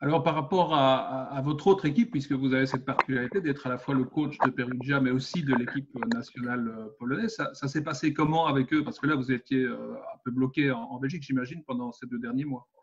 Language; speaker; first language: French; native; French